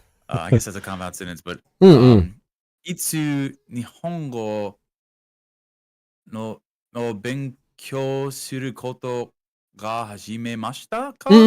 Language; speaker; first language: Japanese; non-native, learner; English